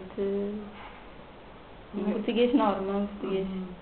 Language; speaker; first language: Portuguese; non-native, local second language; Kabuverdianu